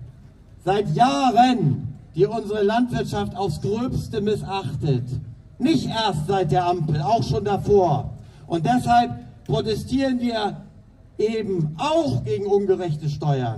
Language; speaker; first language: German; native; German